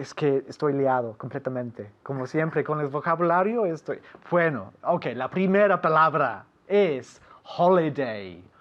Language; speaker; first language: Spanish; non-native, fluent; English